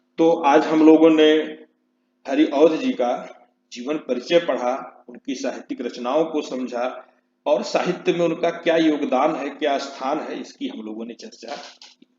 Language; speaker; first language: Hindi; native; Hindi